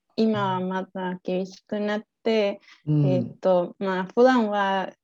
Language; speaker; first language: Japanese; non-native, learner; Spanish